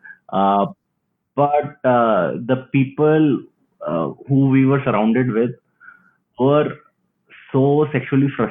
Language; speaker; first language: English; non-native, local second language; Hindi